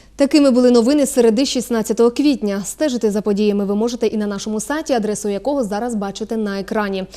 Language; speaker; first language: Ukrainian; native; Ukrainian